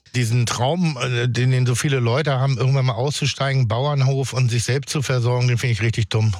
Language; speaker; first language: German; native; German